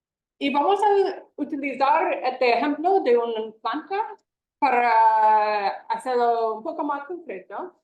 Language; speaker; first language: Spanish; non-native, fluent; English